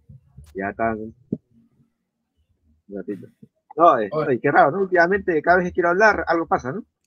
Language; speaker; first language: Spanish; native; Spanish